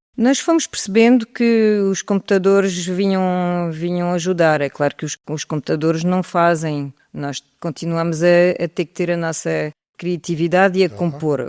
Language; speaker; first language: Portuguese; early bilingual, heritage; French